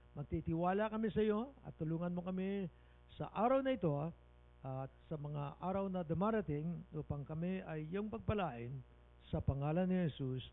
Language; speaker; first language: Filipino; native; Filipino